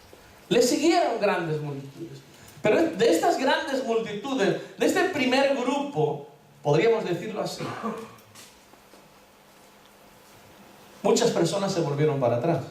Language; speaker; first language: Spanish; native; Spanish